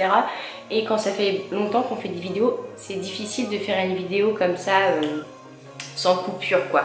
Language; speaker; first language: French; native; French